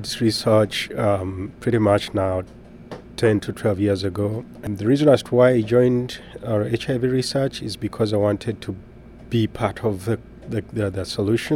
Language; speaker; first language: English; non-native, local second language; Ganda